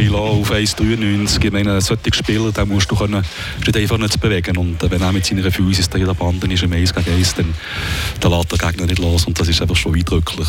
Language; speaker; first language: German; native; German